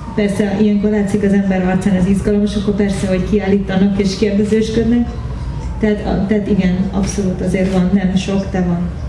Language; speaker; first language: Hungarian; early bilingual, heritage; Hungarian